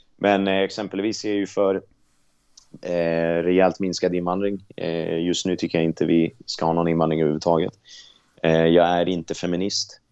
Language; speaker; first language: Swedish; native; Swedish